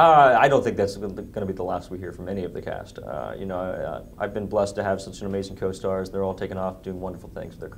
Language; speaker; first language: English; native; English